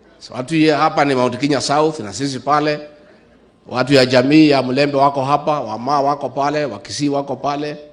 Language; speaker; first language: Swahili; non-native, local second language; Kikuyu